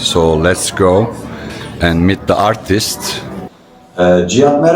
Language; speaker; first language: English; non-native, fluent; Turkish